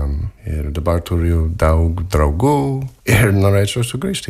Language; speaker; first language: Lithuanian; non-native, learner; English